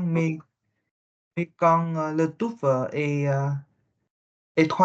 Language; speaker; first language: French; non-native, learner; Vietnamese